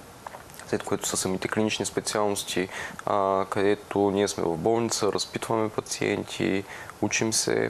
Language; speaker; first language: Bulgarian; native; Bulgarian